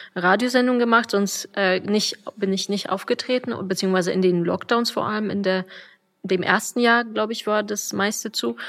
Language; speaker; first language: German; non-native, fluent; Polish